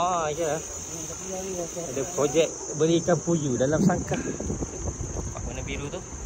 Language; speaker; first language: Malay; native; Malay